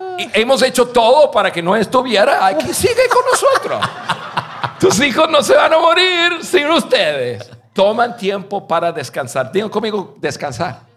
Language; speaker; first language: Spanish; non-native, fluent; English